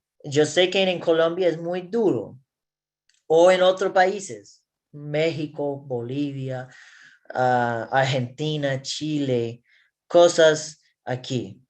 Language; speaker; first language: Spanish; non-native, learner; English